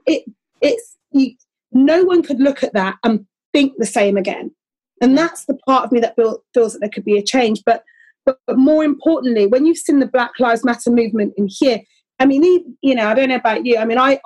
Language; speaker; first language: English; native; English